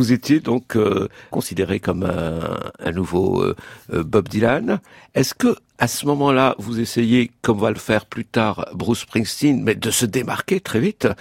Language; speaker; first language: French; native; French